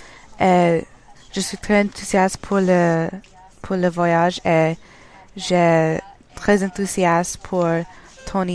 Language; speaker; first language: French; non-native, learner; English